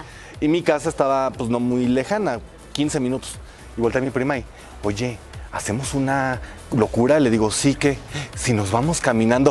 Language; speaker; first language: Spanish; native; Spanish